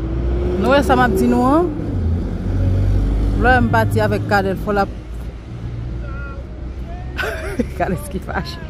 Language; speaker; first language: French; non-native, local second language; Haitian Creole